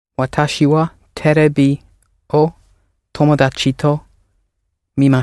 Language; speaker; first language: Japanese; non-native, learner; English